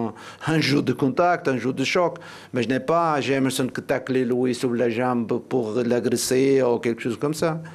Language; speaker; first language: French; non-native, learner; Portuguese